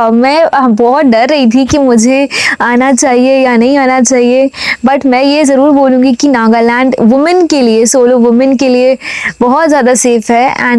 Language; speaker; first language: Hindi; native; Hindi